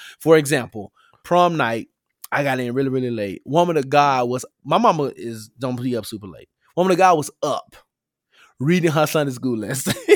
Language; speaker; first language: English; native; English